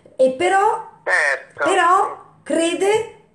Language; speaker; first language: Italian; native; Italian